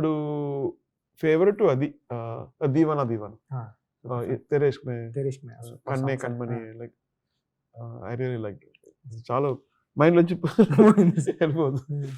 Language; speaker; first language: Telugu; non-native, learner; Tamil